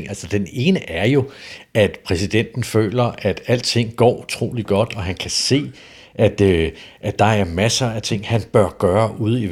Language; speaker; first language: Danish; native; Danish